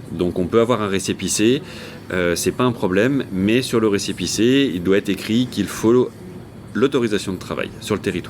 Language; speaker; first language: French; native; French